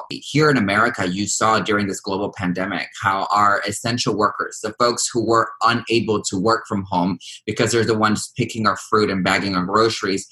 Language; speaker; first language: English; native; English